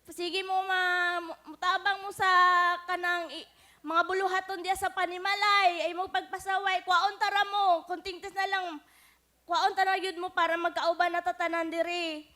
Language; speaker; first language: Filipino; non-native, local second language; Cebuano